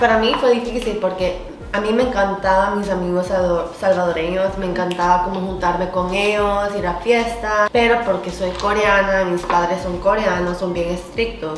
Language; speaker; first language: Spanish; early bilingual, heritage; Korean